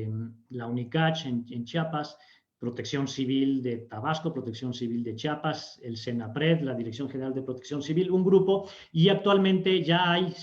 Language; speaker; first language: Spanish; native; Spanish